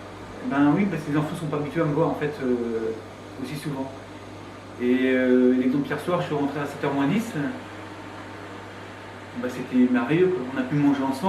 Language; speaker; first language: French; native; French